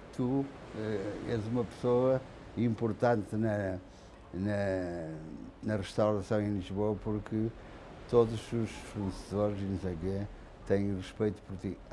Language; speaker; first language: Portuguese; native; Portuguese